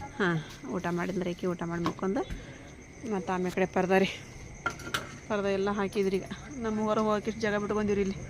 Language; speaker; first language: Kannada; non-native, local second language; Urdu